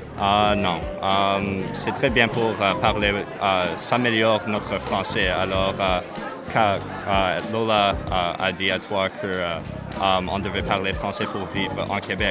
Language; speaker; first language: French; non-native, learner; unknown